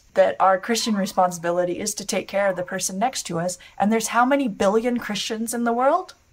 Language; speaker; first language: English; native; English